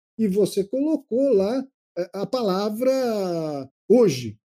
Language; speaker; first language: Portuguese; native; Portuguese